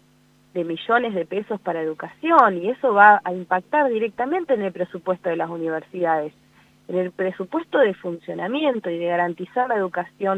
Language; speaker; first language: Spanish; native; Spanish